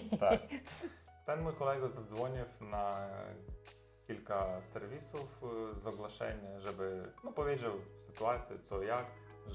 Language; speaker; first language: Polish; non-native, learner; Russian